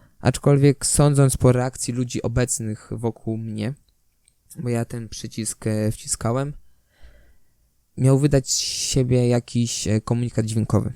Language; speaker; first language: Polish; native; Polish